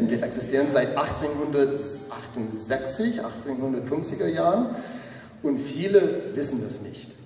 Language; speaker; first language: German; non-native, fluent; English